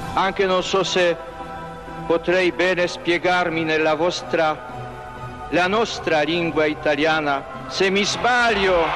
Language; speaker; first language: Italian; non-native, fluent; Polish